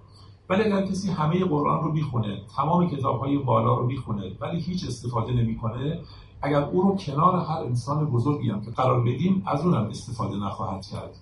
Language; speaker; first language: Persian; native; Persian